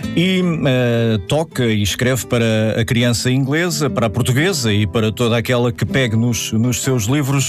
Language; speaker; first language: Portuguese; native; Portuguese